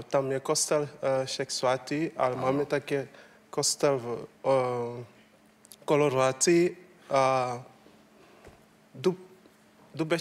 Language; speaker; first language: Czech; non-native, learner; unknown